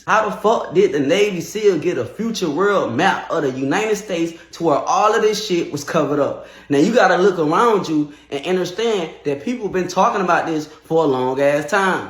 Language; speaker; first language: English; native; English